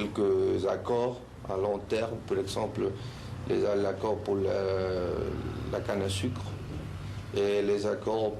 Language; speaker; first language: French; non-native, fluent; Spanish